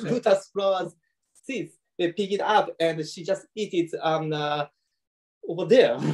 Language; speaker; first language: English; non-native, learner; Japanese